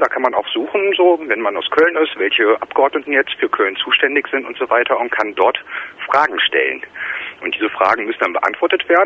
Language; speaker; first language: German; native; German